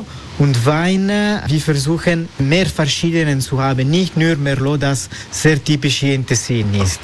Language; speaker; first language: German; non-native, learner; Italian